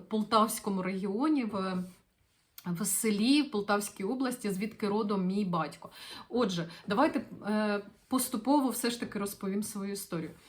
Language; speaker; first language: Ukrainian; non-native, local second language; Russian